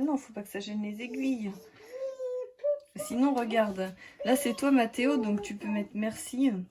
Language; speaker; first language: French; native; French